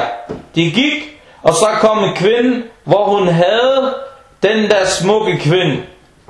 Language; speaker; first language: Danish; non-native, fluent; Arabic